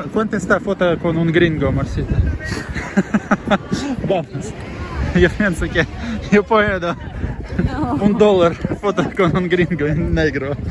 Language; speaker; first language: Spanish; non-native, learner; Russian